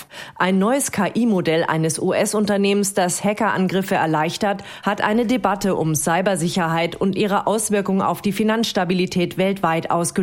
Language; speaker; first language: German; native; German